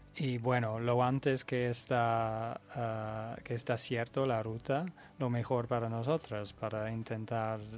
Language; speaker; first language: Spanish; non-native, fluent; Dutch